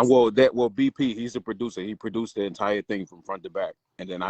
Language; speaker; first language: English; native; English